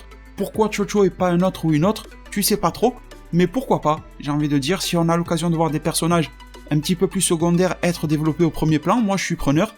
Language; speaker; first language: French; native; French